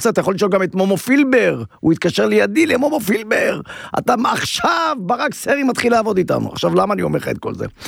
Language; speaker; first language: Hebrew; native; Hebrew